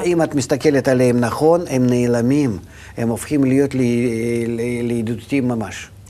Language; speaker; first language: Hebrew; non-native, fluent; Russian